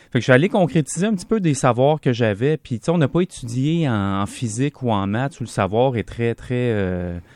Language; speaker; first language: French; native; French